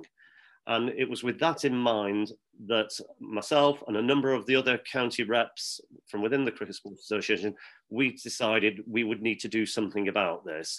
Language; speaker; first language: English; native; English